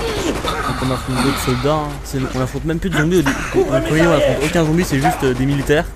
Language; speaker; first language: French; native; French